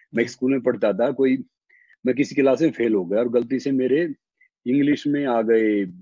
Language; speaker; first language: Hindi; native; Hindi